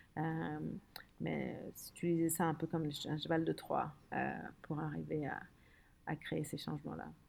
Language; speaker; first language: French; early bilingual, other home language; Arabic